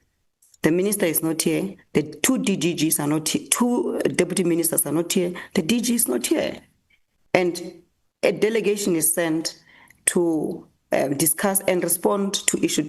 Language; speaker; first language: English; non-native, local second language; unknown